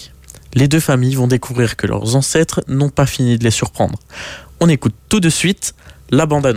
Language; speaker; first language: French; native; French